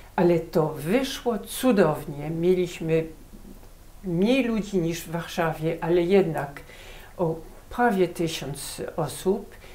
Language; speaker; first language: Polish; early bilingual, heritage; Polish